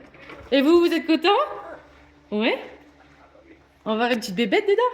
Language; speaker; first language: French; native; French